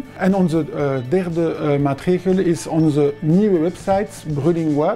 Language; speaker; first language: Dutch; non-native, local second language; French